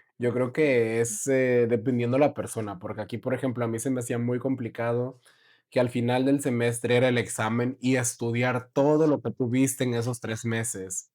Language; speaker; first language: Spanish; native; Spanish